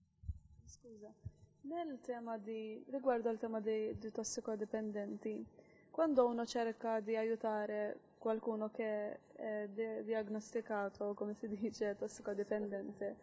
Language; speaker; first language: Italian; non-native, learner; Maltese